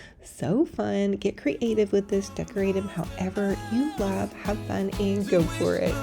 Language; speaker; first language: English; native; English